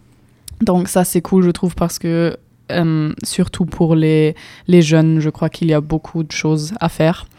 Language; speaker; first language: French; non-native, fluent; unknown